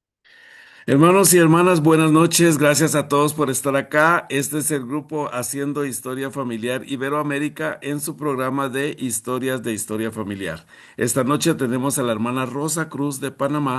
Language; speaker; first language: Spanish; native; Spanish